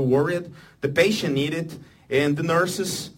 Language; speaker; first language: English; non-native, learner; Portuguese